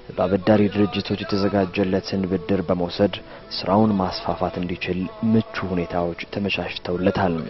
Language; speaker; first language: Amharic; native; Amharic